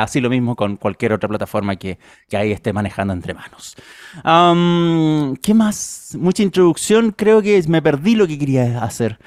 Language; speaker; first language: Spanish; native; Spanish